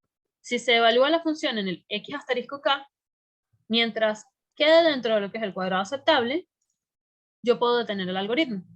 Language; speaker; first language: Spanish; native; Spanish